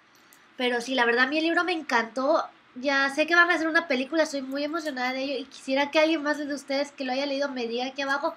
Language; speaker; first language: Spanish; native; Spanish